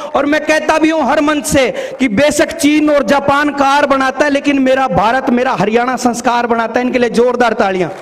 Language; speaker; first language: Hindi; native; Hindi